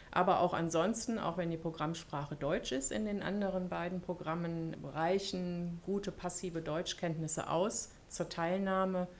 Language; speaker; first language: German; early bilingual, other home language; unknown